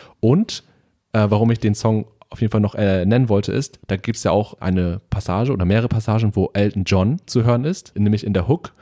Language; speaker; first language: German; early bilingual, other home language; Vietnamese